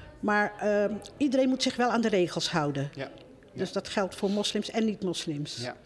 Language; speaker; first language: Dutch; early bilingual, other home language; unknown